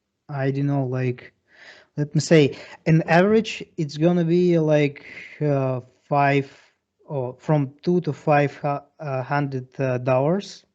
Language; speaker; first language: English; non-native, learner; Russian